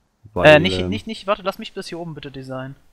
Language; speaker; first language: German; native; German